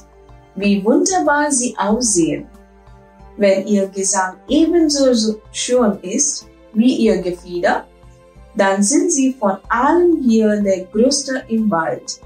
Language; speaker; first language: German; non-native, fluent; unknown